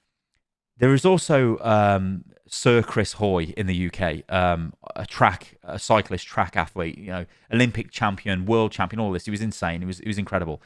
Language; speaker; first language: English; native; English